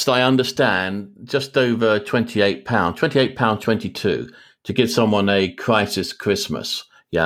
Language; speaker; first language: English; native; English